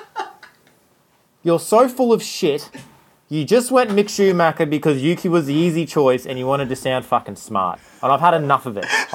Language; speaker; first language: English; native; English